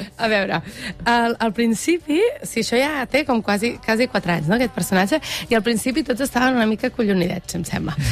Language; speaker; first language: Catalan; native; Catalan